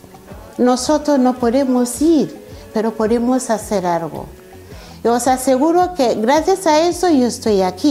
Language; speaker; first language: Spanish; non-native, fluent; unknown